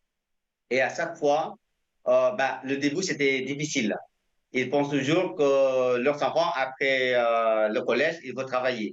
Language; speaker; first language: French; non-native, fluent; Indonesian